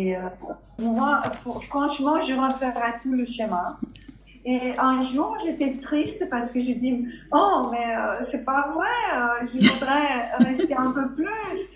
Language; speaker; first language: French; non-native, fluent; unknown